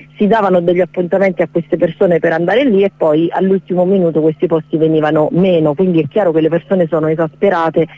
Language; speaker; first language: Italian; native; Italian